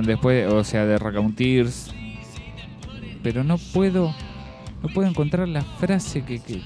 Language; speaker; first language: Spanish; native; Spanish